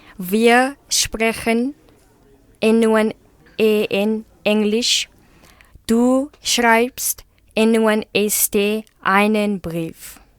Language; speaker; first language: German; non-native, learner; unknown